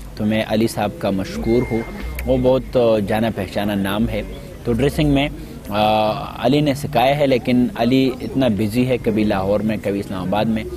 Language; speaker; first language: Urdu; non-native, local second language; Pashto